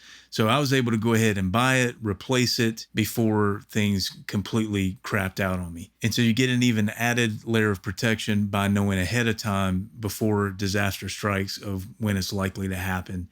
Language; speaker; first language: English; native; English